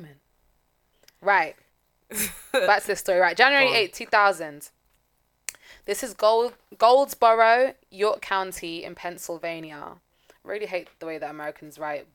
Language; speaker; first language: English; native; English